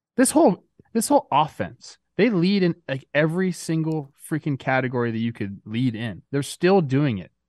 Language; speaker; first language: English; native; English